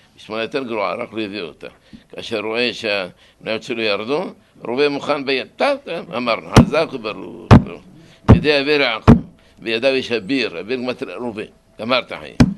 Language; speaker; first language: Hebrew; non-native, fluent; Arabic